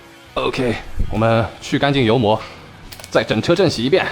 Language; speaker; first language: Chinese; native; Chinese